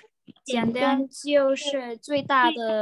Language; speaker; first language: Chinese; non-native, learner; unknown